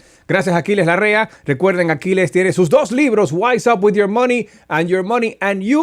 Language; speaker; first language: Spanish; native; Spanish